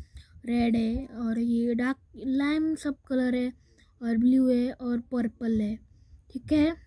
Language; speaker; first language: Hindi; native; Hindi